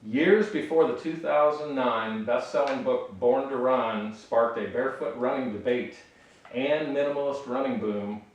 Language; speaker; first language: English; native; English